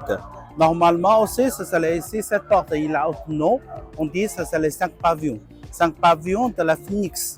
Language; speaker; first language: French; non-native, learner; Chinese